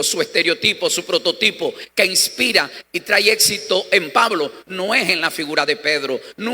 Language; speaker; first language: Spanish; native; Spanish